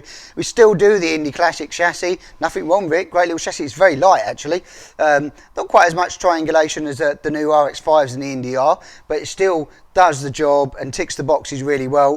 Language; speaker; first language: English; native; English